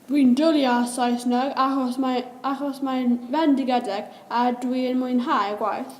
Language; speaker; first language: Welsh; non-native, local second language; English